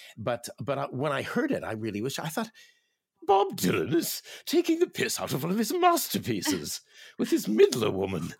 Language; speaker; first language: English; native; English